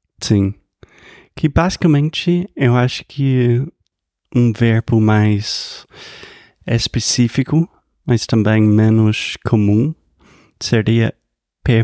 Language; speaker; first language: Portuguese; non-native, fluent; English